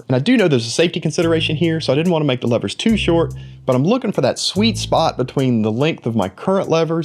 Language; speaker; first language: English; native; English